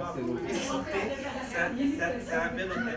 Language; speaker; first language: French; non-native, local second language; Arabic